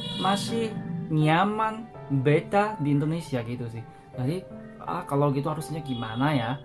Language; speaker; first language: Indonesian; non-native, fluent; Korean